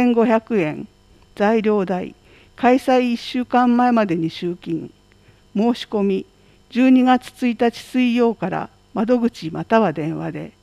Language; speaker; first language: Japanese; native; Japanese